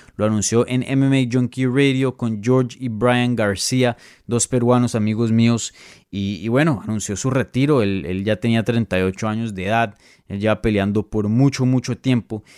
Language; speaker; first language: Spanish; native; Spanish